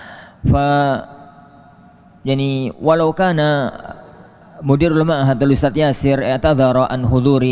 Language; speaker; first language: Arabic; non-native, fluent; Indonesian